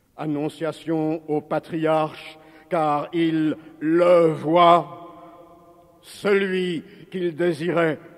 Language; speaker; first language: French; native; French